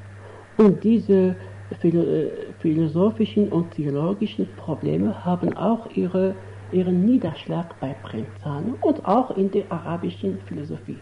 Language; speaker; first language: German; non-native, fluent; Arabic